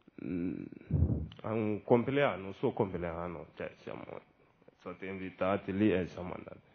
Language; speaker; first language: Italian; non-native, fluent; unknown